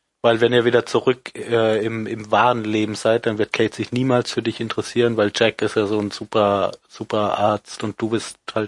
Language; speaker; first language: German; native; German